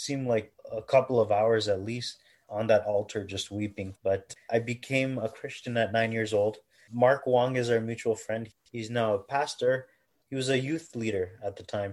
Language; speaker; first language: English; native; English